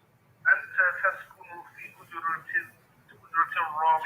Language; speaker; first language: Arabic; non-native, learner; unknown